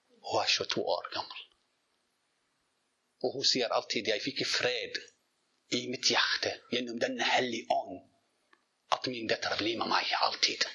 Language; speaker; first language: Swedish; non-native, learner; Arabic